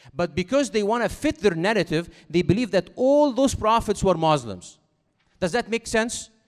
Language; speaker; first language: English; non-native, fluent; Arabic